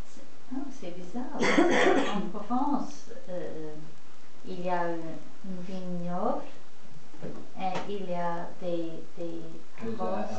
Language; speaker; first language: French; non-native, learner; English